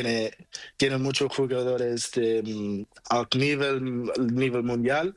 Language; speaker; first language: Spanish; non-native, learner; Portuguese